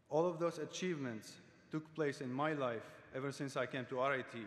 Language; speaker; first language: English; non-native, fluent; Arabic